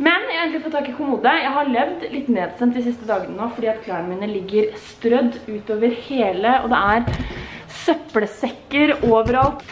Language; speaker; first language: Norwegian; native; Norwegian